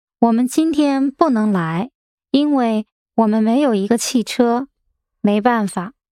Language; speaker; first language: Chinese; non-native, learner; English